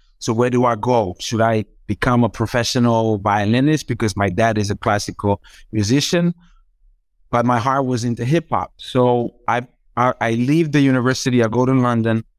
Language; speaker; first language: English; non-native, fluent; Croatian